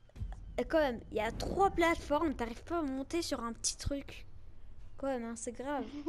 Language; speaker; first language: French; native; French